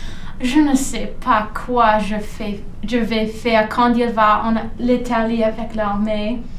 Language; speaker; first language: French; non-native, learner; English